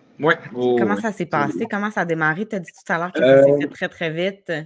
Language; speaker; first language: French; native; French